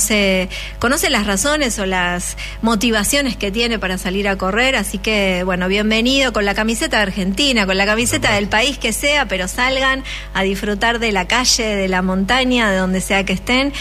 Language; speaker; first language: Spanish; native; Spanish